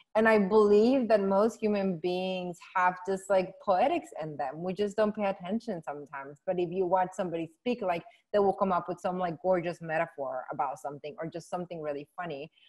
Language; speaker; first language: English; non-native, fluent; Spanish